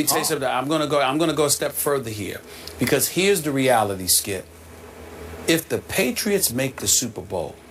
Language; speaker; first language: English; native; English